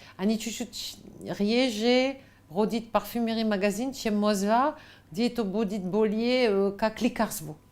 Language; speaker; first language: Russian; non-native, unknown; French